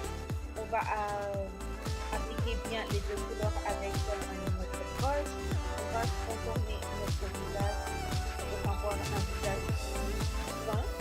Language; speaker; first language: French; non-native, learner; Spanish